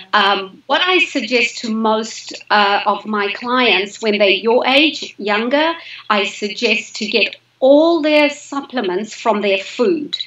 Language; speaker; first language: English; native; English